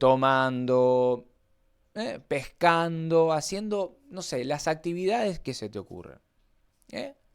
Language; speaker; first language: Spanish; native; Spanish